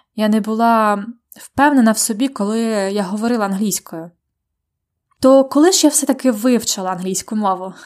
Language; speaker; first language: Ukrainian; native; Ukrainian